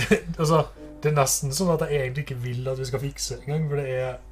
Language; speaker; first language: Norwegian; native; Norwegian